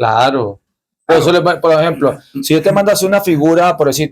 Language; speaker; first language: Spanish; native; Spanish